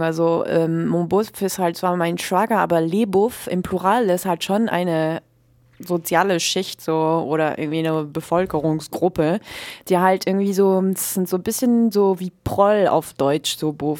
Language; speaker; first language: German; native; German